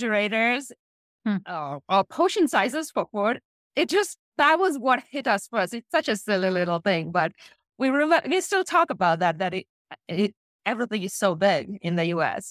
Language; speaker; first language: English; non-native, local second language; Sinhala